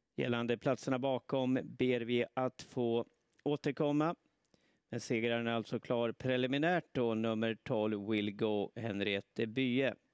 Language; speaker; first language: Swedish; native; Swedish